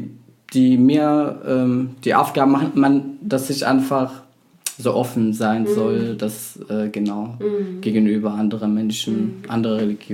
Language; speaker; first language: German; non-native, fluent; Arabic